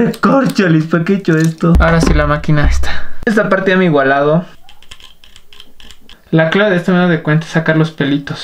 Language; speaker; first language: Spanish; native; Spanish